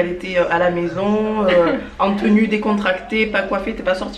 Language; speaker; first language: French; native; French